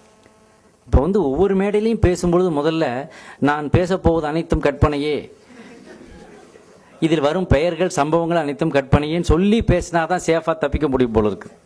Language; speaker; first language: Tamil; native; Tamil